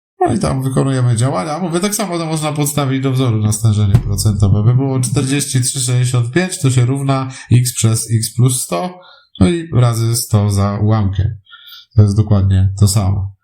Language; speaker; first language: Polish; native; Polish